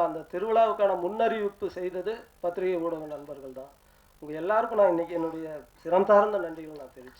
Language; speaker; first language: Tamil; native; Tamil